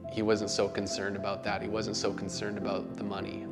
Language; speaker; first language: English; native; English